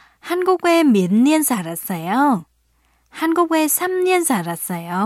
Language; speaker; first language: Korean; non-native, fluent; Vietnamese